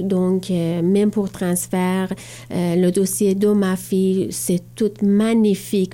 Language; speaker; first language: French; non-native, learner; Persian